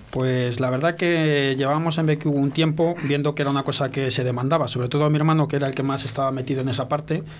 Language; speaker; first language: Spanish; early bilingual, heritage; French